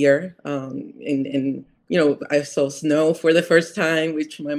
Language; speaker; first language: English; non-native, fluent; Spanish